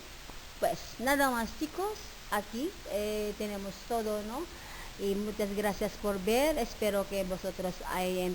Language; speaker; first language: Spanish; non-native, fluent; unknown